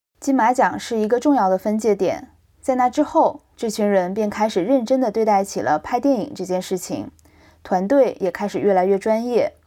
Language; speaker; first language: Chinese; native; Chinese